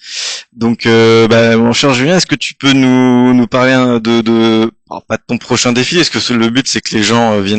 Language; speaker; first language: French; native; French